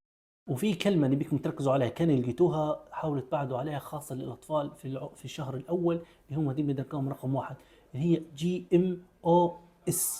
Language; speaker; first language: Arabic; native; Arabic